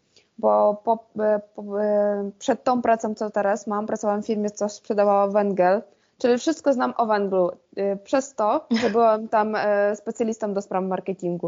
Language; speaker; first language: Polish; non-native, fluent; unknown